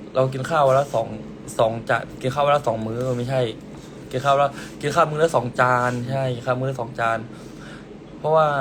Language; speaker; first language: Thai; native; Thai